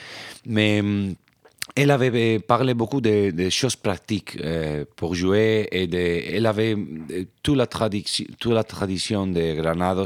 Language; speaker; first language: French; non-native, fluent; Spanish